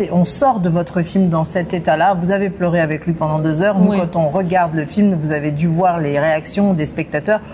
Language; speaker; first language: French; native; French